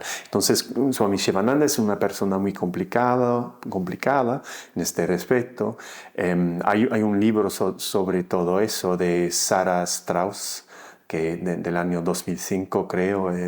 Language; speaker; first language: Spanish; non-native, fluent; English